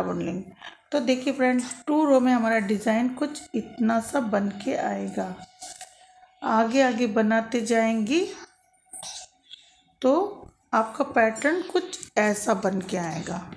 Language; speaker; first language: Hindi; native; Hindi